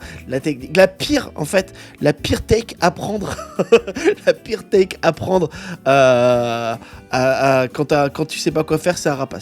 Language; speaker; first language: French; native; French